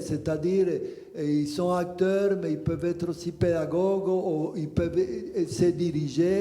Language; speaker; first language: French; non-native, fluent; Spanish